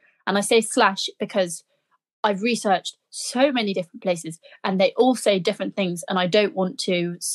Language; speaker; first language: English; native; English